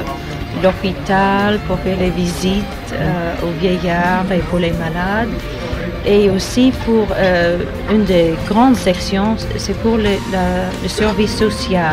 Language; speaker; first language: French; non-native, fluent; English